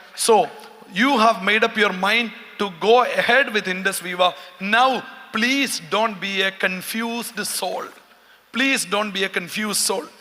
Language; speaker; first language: English; non-native, local second language; Malayalam